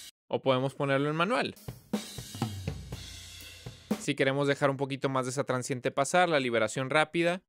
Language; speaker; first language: Spanish; native; Spanish